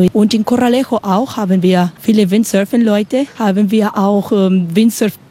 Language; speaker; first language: German; non-native, learner; Spanish